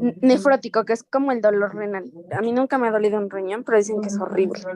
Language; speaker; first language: Spanish; native; Spanish